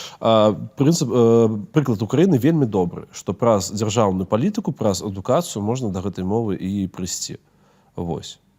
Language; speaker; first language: Belarusian; non-native, local second language; Russian